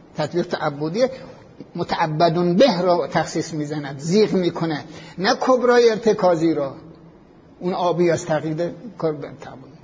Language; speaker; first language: Persian; native; Persian